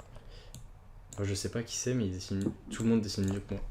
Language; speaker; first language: French; native; French